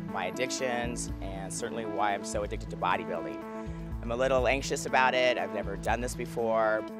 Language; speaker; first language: English; native; English